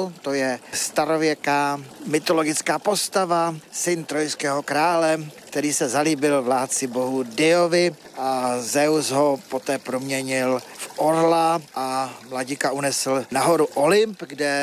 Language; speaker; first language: Czech; native; Czech